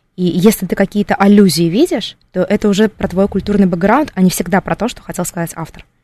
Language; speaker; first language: Russian; native; Russian